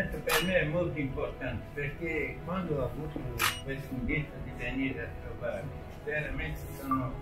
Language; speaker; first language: Italian; non-native, fluent; Spanish